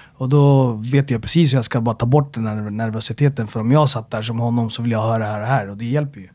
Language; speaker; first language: Swedish; early bilingual, other home language; Amharic